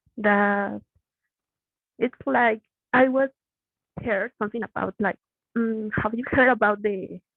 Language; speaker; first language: English; non-native, learner; Spanish